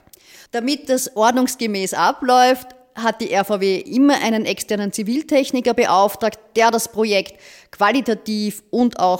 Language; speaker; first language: German; native; German